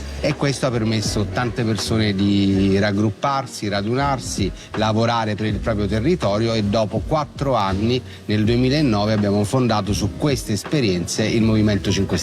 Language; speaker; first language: Italian; native; Italian